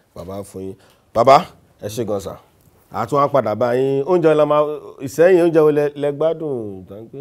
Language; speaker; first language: Yoruba; native; Yoruba